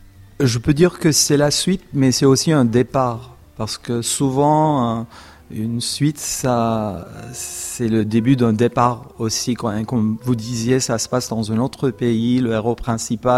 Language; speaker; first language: French; non-native, fluent; Armenian